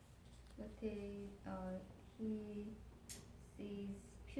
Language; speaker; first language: English; non-native, learner; Korean